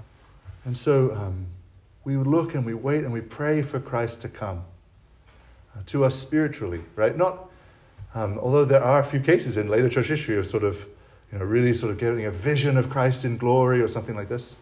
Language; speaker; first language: English; native; English